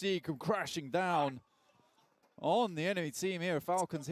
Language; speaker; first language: English; native; English